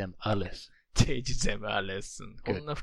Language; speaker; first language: English; non-native, learner; Japanese